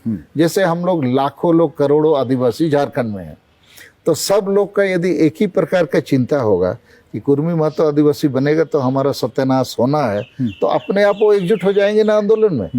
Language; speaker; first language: Hindi; non-native, local second language; Santali